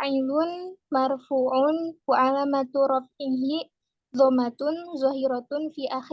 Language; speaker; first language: Arabic; non-native, learner; Indonesian